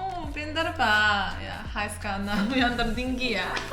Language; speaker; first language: Indonesian; non-native, fluent; Chinese